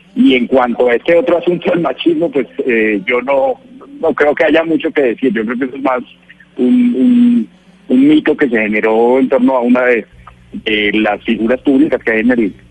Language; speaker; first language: Spanish; native; Spanish